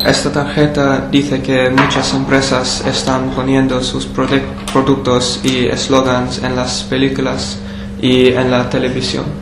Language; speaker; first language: Spanish; non-native, learner; English